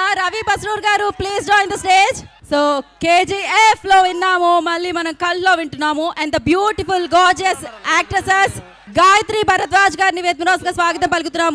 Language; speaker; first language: Telugu; native; Telugu